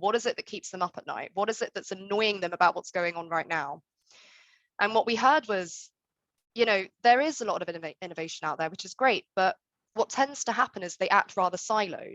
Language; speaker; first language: English; native; English